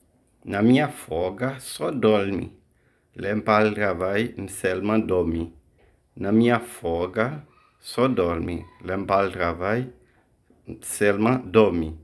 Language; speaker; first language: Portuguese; non-native, fluent; Haitian Creole